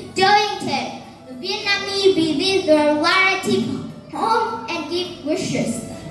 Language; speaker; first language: English; non-native, fluent; Vietnamese